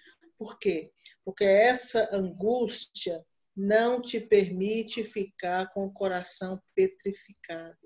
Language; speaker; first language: Portuguese; native; Portuguese